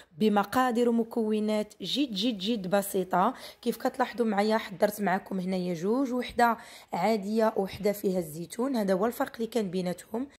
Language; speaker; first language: Arabic; native; Arabic